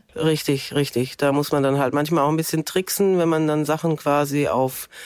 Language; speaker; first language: German; native; German